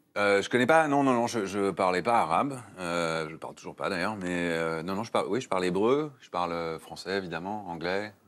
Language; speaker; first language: French; native; French